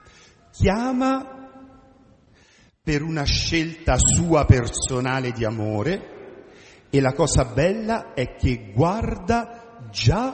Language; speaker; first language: Italian; native; Italian